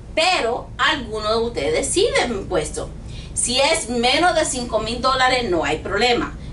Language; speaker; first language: Spanish; non-native, learner; English